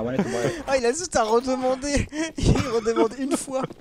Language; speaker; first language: French; native; French